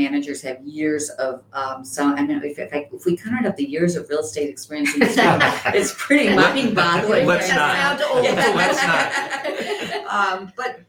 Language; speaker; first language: English; native; English